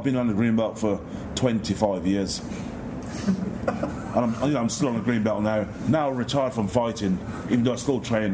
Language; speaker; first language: English; native; English